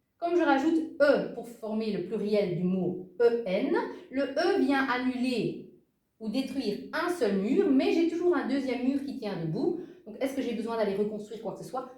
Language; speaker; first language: French; native; French